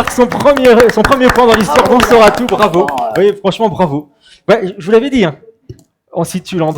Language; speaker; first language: French; native; French